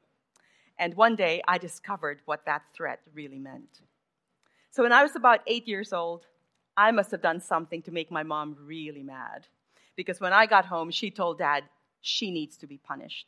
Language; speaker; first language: English; non-native, local second language; Filipino